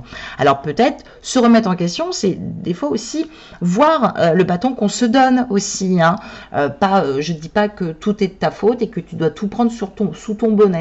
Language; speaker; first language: French; native; French